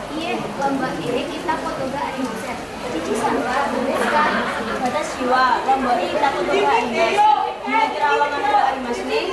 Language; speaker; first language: Japanese; non-native, learner; Indonesian